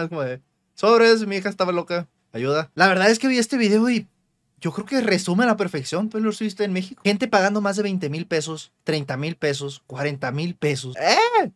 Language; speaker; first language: Spanish; native; Spanish